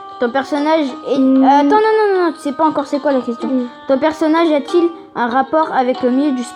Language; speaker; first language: French; native; French